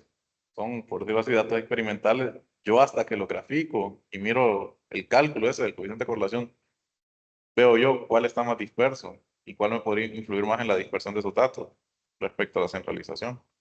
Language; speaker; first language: Spanish; native; Spanish